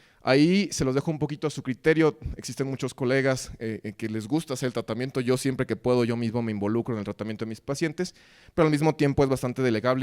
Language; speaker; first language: Spanish; native; Spanish